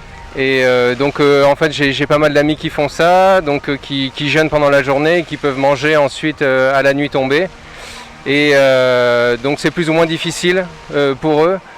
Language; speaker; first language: French; native; French